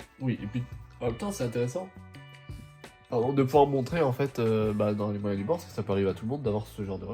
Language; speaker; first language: French; native; French